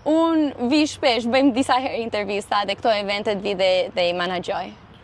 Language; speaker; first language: Albanian; early bilingual, heritage; Albanian